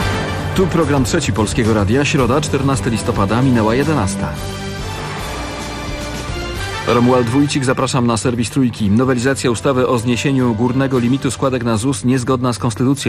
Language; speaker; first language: Polish; native; Polish